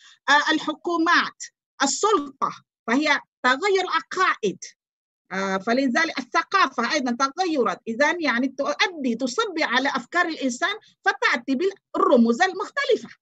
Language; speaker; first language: Arabic; non-native, fluent; Malay